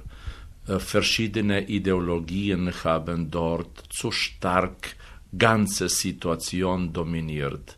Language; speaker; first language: German; non-native, fluent; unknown